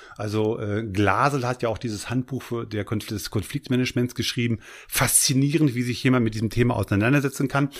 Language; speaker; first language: German; native; German